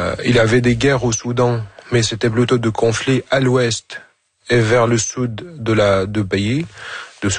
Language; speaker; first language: French; non-native, fluent; Arabic